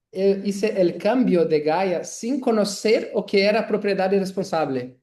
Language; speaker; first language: Spanish; non-native, learner; Portuguese